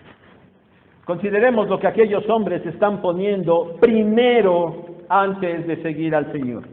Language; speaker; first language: Spanish; native; Spanish